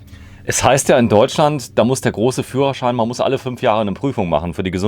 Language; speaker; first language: German; native; German